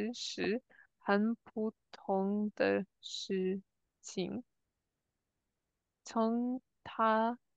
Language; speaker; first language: Chinese; non-native, learner; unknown